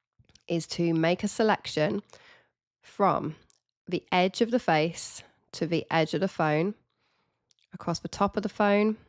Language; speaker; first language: English; native; English